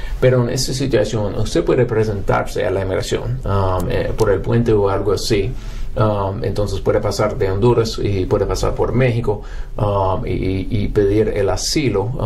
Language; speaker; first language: Spanish; non-native, fluent; English